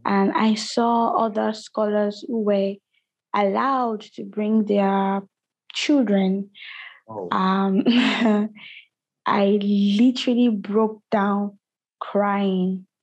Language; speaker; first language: English; non-native, local second language; Yoruba